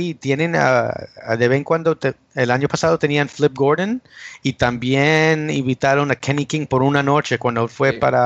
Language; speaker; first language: Spanish; early bilingual, heritage; English